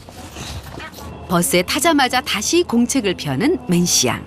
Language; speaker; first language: Korean; native; Korean